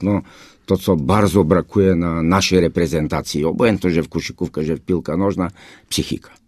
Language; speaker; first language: Polish; non-native, fluent; Bulgarian